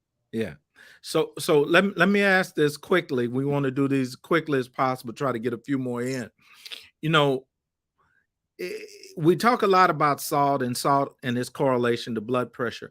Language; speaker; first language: English; native; English